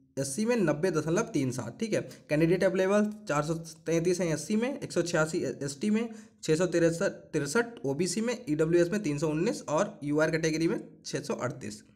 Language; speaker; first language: Hindi; native; Hindi